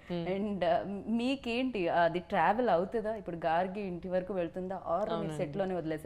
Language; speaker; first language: Telugu; native; Telugu